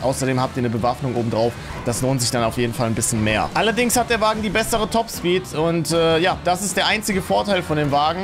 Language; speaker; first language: German; native; German